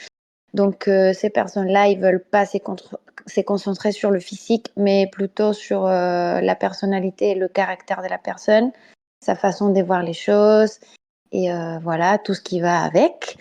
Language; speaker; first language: French; non-native, fluent; Spanish